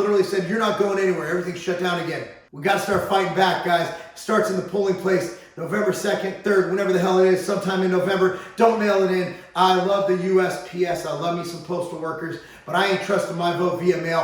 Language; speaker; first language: English; native; English